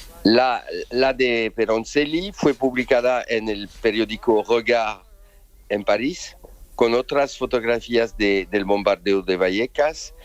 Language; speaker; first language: Spanish; non-native, fluent; French